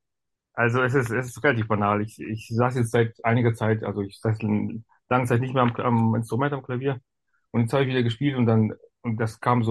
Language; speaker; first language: German; native; German